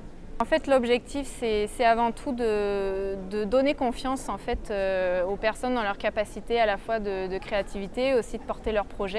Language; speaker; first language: French; native; French